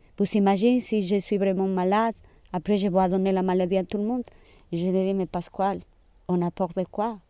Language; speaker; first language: French; non-native, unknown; Spanish